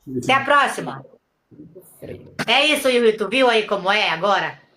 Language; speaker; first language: Portuguese; native; Portuguese